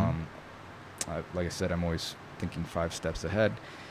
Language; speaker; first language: English; early bilingual, other home language; Italian